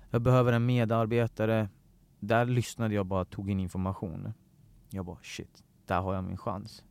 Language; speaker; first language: Swedish; early bilingual, other home language; Persian